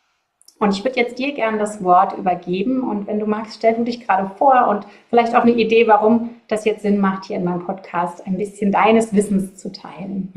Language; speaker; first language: German; native; German